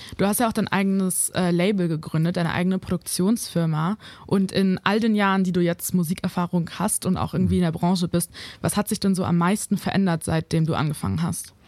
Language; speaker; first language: German; native; German